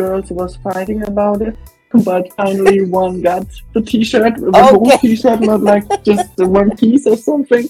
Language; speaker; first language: English; non-native, fluent; Swiss German